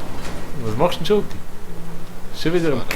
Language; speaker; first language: German; native; German